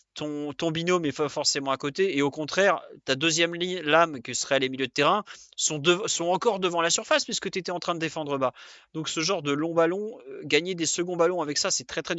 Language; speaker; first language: French; native; French